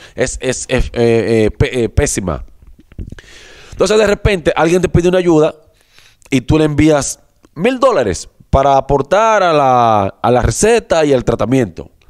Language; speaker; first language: Spanish; native; Spanish